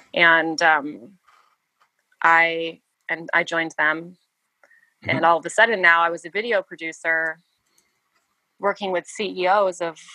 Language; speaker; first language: English; native; English